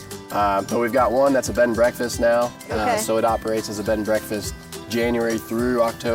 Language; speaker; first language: English; native; English